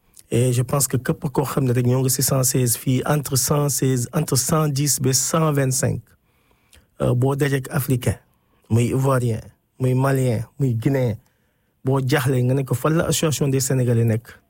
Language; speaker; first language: French; non-native, local second language; Wolof